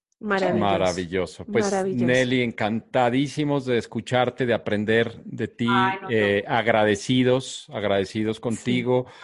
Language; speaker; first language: Spanish; native; Spanish